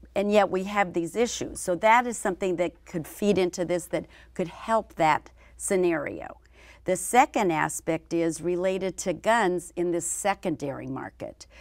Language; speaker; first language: English; native; English